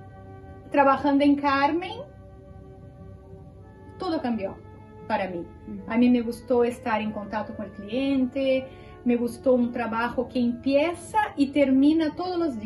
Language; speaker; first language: Spanish; non-native, fluent; Portuguese